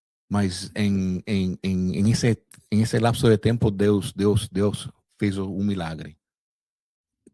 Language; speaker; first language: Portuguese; non-native, fluent; Spanish